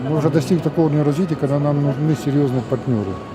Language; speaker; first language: Russian; native; Russian